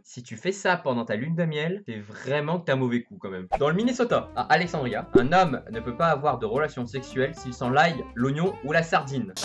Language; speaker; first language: French; native; French